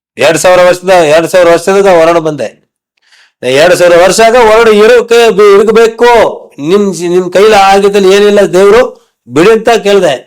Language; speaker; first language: Kannada; non-native, local second language; Tamil